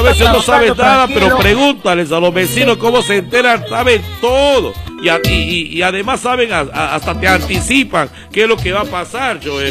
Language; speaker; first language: Spanish; native; Spanish